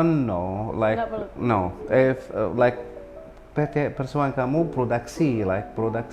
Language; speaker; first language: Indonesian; non-native, learner; Arabic